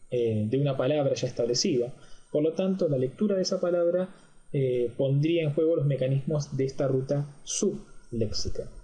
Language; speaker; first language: Spanish; native; Spanish